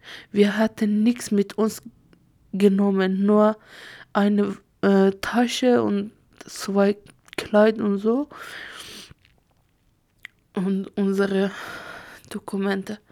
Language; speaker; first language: German; non-native, learner; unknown